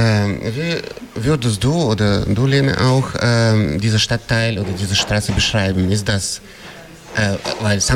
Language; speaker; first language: German; non-native, fluent; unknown